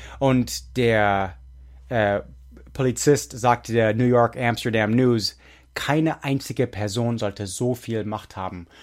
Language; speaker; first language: German; non-native, fluent; English